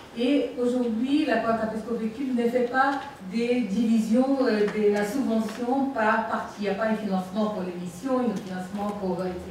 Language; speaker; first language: French; non-native, fluent; Portuguese